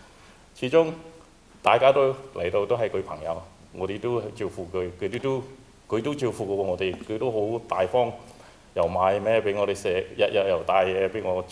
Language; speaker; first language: Cantonese; early bilingual, heritage; Cantonese